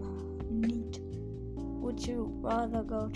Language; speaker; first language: English; non-native, fluent; German